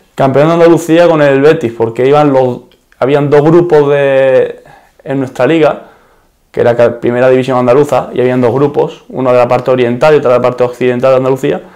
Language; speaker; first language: Spanish; native; Spanish